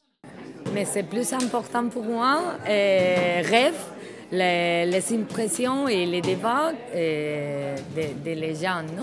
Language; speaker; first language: French; non-native, learner; Spanish